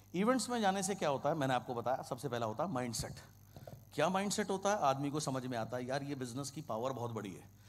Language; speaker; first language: Hindi; non-native, local second language; Kannada